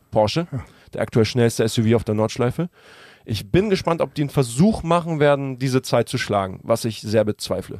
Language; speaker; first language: German; early bilingual, other home language; Russian